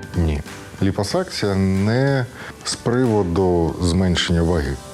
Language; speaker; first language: Ukrainian; non-native, local second language; Russian